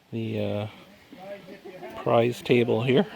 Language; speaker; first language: English; native; English